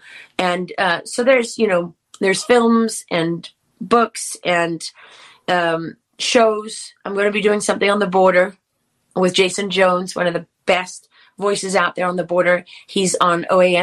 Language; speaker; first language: English; native; English